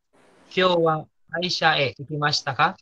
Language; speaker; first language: Japanese; non-native, fluent; Filipino